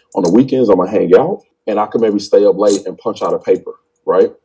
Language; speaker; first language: English; native; English